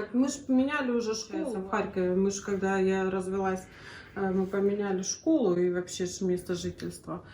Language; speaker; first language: Russian; native; Russian